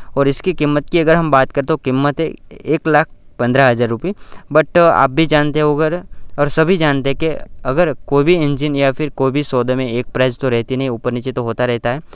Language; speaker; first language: Hindi; non-native, local second language; Gujarati